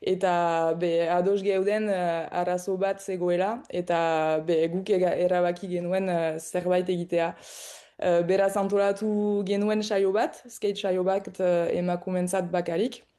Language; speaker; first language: Basque; non-native, local second language; French